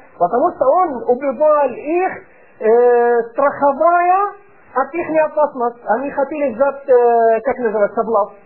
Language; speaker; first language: Russian; non-native, fluent; Arabic